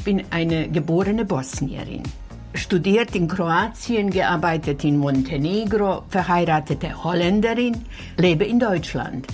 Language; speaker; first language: German; non-native, fluent; Bosnian